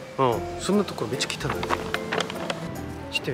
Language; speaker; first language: Japanese; non-native, fluent; Korean